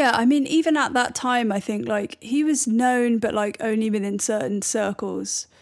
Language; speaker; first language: English; native; English